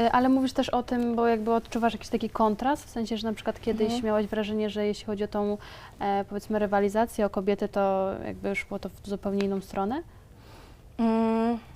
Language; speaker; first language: Polish; native; Polish